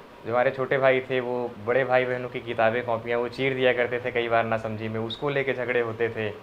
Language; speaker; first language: Hindi; native; Hindi